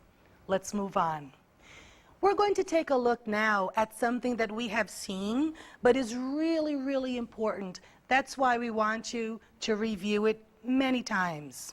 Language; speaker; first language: English; non-native, fluent; Portuguese